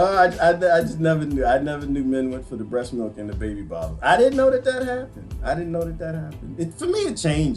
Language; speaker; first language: English; native; English